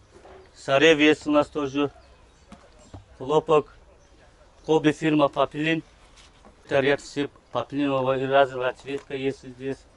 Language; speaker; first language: Russian; non-native, learner; Turkish